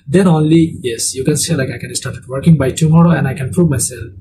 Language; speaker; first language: English; non-native, local second language; Bangla